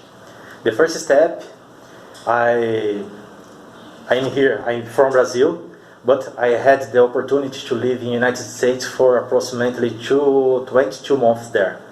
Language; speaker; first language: English; non-native, learner; Portuguese